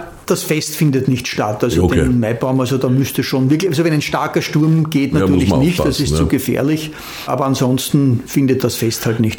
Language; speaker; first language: German; native; German